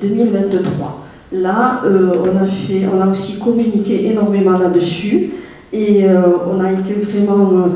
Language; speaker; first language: French; native; French